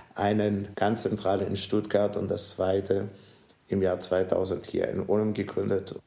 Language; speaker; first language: German; non-native, fluent; Hebrew